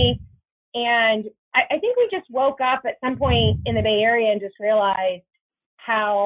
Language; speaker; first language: English; native; English